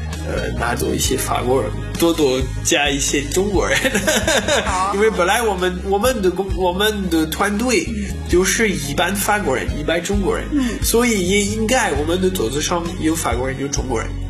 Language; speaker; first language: Chinese; non-native, learner; French